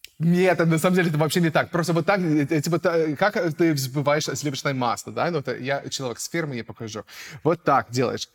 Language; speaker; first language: Russian; non-native, fluent; English